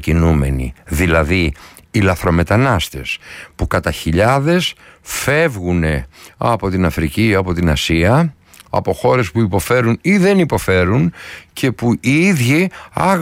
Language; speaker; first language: Greek; native; Greek